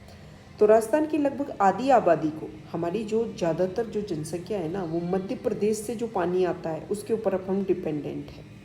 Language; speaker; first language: Hindi; native; Hindi